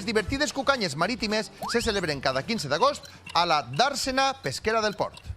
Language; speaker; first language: Catalan; native; Catalan